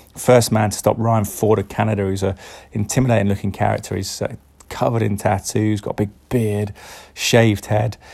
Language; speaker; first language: English; native; English